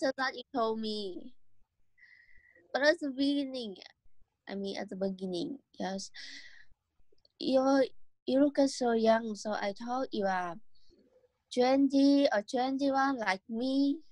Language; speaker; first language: English; non-native, learner; Vietnamese